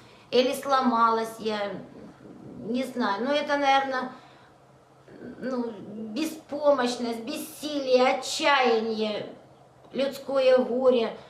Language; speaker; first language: Russian; native; Russian